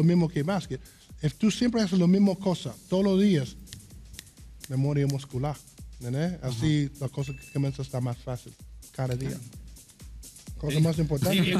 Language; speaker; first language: Spanish; non-native, learner; English